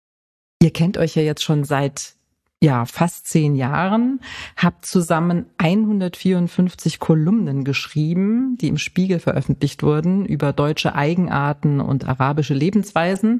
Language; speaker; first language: German; native; German